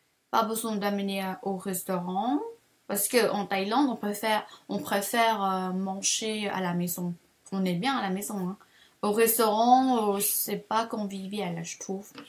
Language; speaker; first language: French; non-native, fluent; Thai